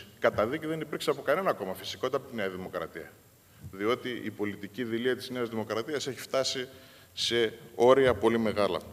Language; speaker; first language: Greek; native; Greek